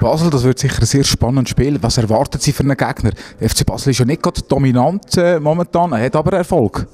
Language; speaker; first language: German; native; German